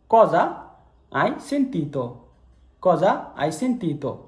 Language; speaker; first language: Italian; non-native, fluent; Bangla